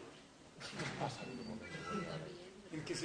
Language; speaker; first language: Spanish; non-native, learner; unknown